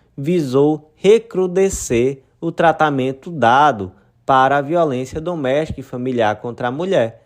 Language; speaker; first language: Portuguese; native; Portuguese